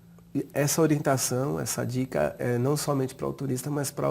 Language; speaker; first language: Portuguese; native; Portuguese